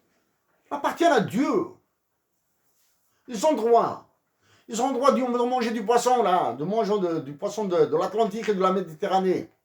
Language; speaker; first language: French; native; French